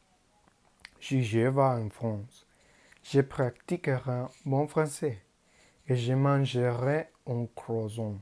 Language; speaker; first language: French; non-native, learner; Spanish